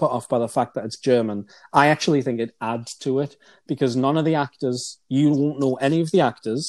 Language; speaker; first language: English; native; English